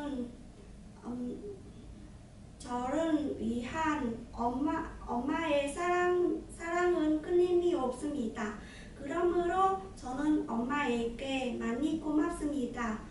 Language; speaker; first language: Korean; non-native, learner; Vietnamese